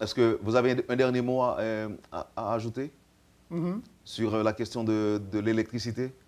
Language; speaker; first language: French; native; French